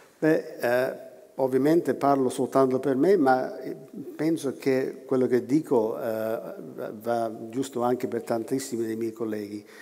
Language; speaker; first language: Italian; non-native, fluent; English